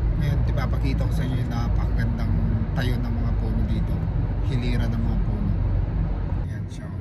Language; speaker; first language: Filipino; native; Filipino